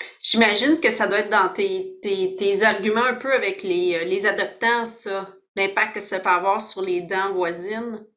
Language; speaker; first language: French; native; French